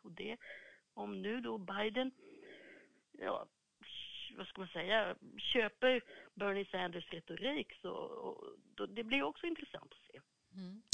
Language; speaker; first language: Swedish; native; Swedish